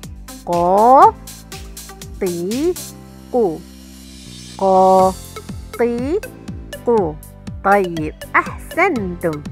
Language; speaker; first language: Arabic; non-native, fluent; Malay